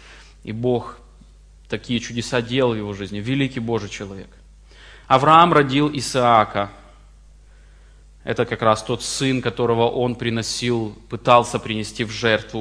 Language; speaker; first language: Russian; native; Russian